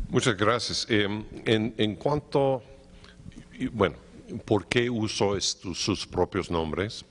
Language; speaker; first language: Spanish; non-native, fluent; English